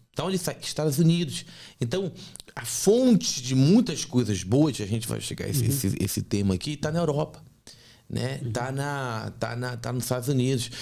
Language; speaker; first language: Portuguese; native; Portuguese